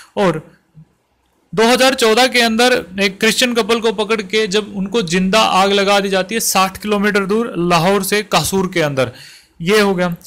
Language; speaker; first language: Hindi; native; Hindi